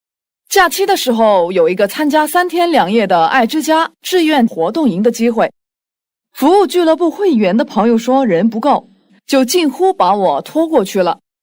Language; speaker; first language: Chinese; non-native, fluent; Korean